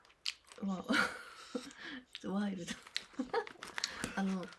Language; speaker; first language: English; non-native, learner; Japanese